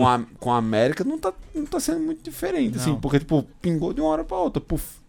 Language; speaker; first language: Portuguese; native; Portuguese